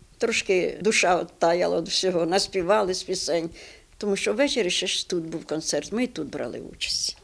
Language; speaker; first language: Ukrainian; non-native, local second language; Russian